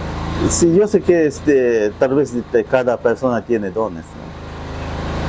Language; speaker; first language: Spanish; non-native, local second language; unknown